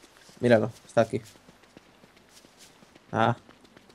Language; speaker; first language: Spanish; native; Spanish